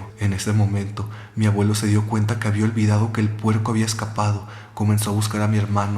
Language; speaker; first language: Spanish; native; Spanish